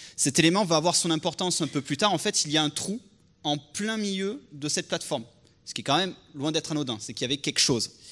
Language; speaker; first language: French; native; French